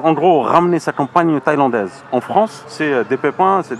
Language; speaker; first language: French; native; French